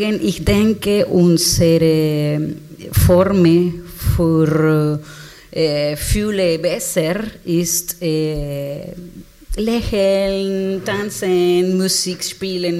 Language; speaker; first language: German; non-native, learner; Spanish